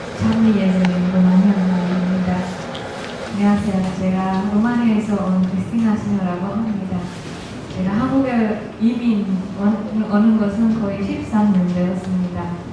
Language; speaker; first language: Korean; non-native, fluent; Romanian